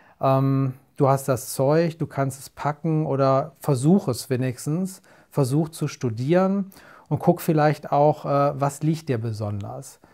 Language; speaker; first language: German; native; German